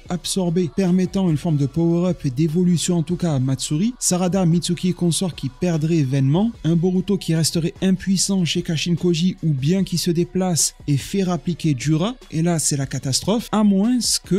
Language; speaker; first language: French; native; French